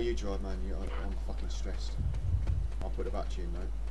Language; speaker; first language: English; native; English